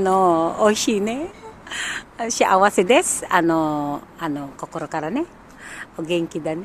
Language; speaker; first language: Japanese; non-native, learner; Filipino